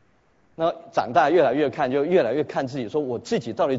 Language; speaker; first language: Chinese; native; Chinese